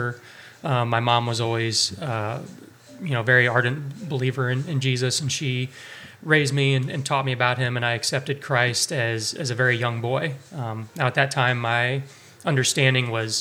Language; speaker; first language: English; native; English